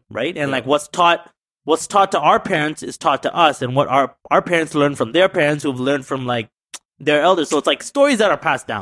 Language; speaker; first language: English; early bilingual, other home language; Tamil